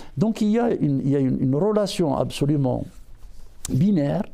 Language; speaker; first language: French; non-native, local second language; Berber languages